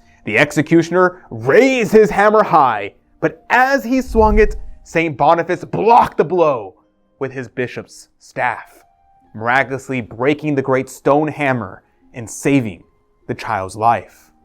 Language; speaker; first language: English; native; English